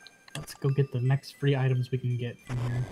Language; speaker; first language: English; native; English